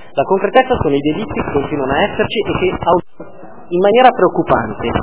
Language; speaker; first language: Italian; native; Italian